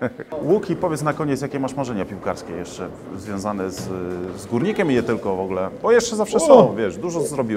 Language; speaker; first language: Polish; native; Polish